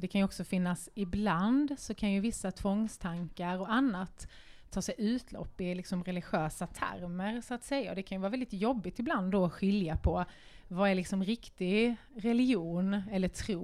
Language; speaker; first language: Swedish; native; Swedish